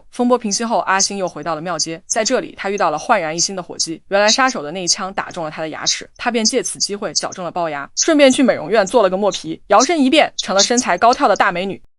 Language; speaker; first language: Chinese; native; Chinese